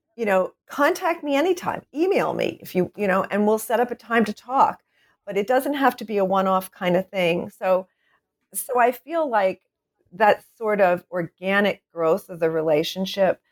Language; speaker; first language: English; native; English